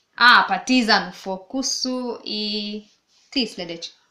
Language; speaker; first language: Serbian; non-native, learner; Swahili